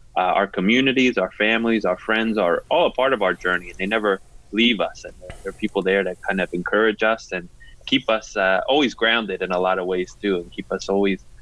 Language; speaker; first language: English; native; English